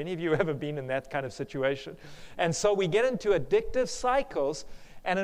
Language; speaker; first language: English; native; English